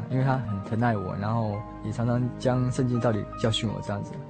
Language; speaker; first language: Chinese; native; Chinese